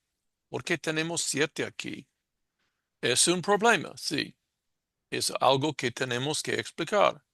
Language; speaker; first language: Spanish; non-native, fluent; English